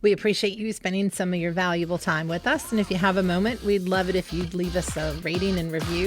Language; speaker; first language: English; native; English